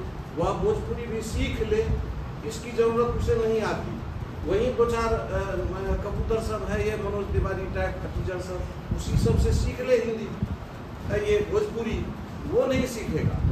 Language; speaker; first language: Hindi; native; Hindi